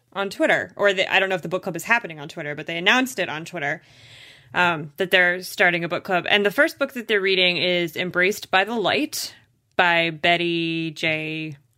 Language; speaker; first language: English; native; English